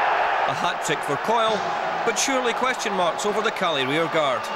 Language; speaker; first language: English; native; English